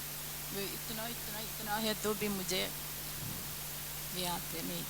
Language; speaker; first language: Hindi; non-native, local second language; Malayalam